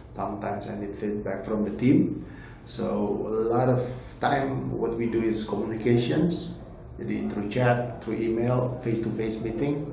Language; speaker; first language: English; non-native, fluent; Indonesian